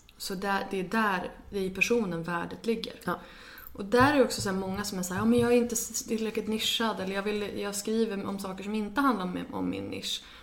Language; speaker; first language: Swedish; native; Swedish